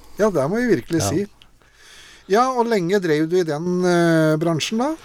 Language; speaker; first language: Norwegian; native; Norwegian